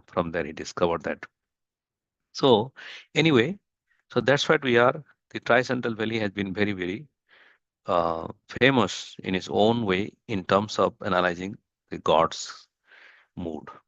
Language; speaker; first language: English; non-native, fluent; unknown